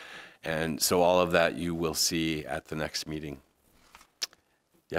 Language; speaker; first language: English; native; English